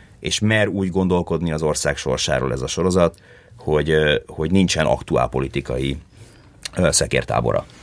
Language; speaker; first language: Hungarian; early bilingual, heritage; Hungarian